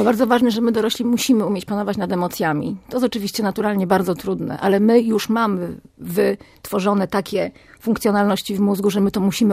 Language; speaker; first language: Polish; native; Polish